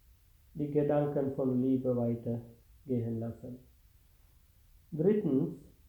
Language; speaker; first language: German; non-native, fluent; Sinhala